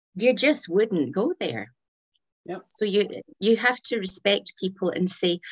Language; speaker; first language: English; native; English